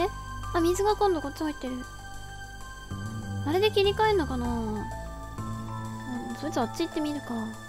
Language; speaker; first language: Japanese; native; Japanese